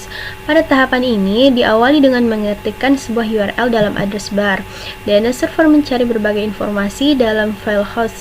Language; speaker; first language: Indonesian; native; Indonesian